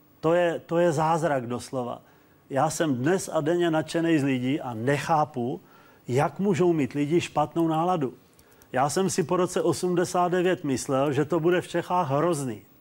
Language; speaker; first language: Czech; native; Czech